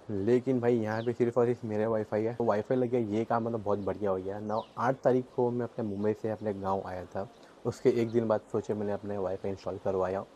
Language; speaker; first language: Hindi; non-native, local second language; Gujarati